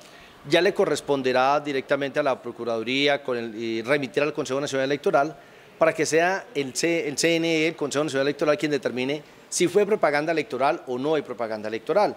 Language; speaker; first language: Spanish; native; Spanish